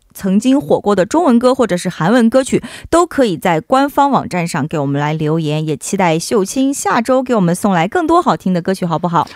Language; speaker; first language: Chinese; native; Chinese